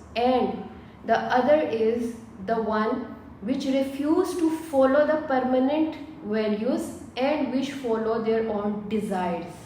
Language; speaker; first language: English; non-native, local second language; Urdu